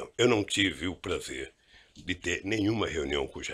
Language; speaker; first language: Portuguese; native; Portuguese